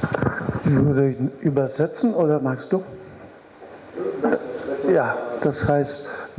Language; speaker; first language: German; non-native, fluent; Polish